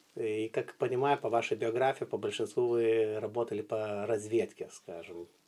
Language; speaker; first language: Russian; non-native, fluent; Lithuanian